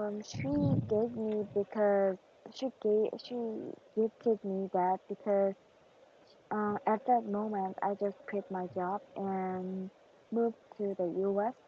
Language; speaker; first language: English; non-native, learner; Korean